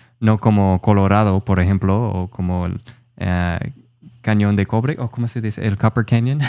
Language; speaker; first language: Spanish; non-native, fluent; English